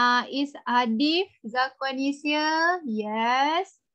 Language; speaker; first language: English; non-native, local second language; Malay